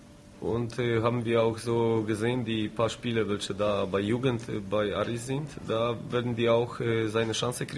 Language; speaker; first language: German; non-native, fluent; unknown